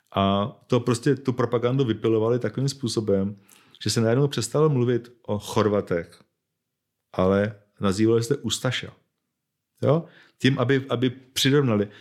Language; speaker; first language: Czech; native; Czech